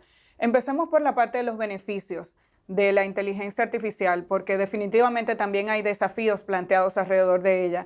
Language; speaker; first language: Spanish; native; Spanish